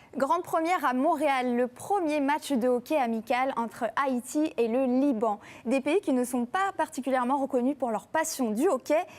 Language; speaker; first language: French; native; French